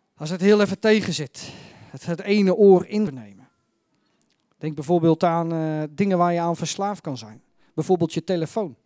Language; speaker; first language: Dutch; native; Dutch